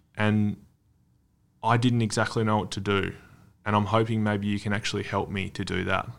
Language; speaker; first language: English; native; English